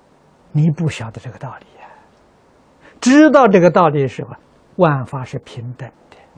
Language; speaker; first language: Chinese; native; Chinese